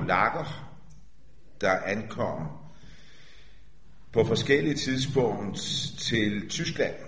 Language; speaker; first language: Danish; early bilingual, other home language; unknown